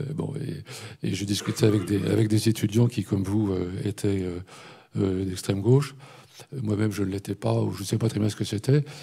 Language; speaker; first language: French; native; French